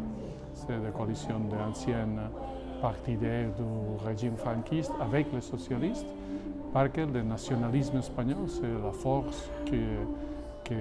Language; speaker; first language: French; non-native, fluent; Catalan